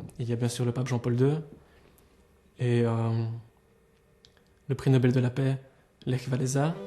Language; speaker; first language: French; native; French